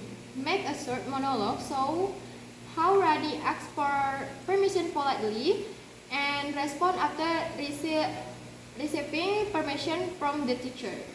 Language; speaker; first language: English; non-native, learner; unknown